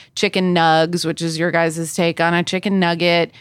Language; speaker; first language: English; native; English